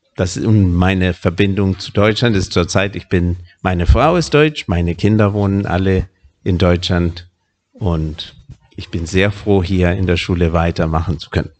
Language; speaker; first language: German; non-native, fluent; Spanish